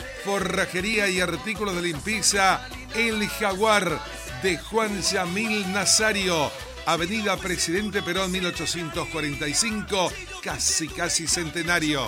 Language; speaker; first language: Spanish; native; Spanish